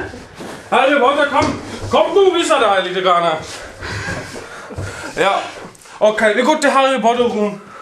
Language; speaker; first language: Norwegian; non-native, learner; Swedish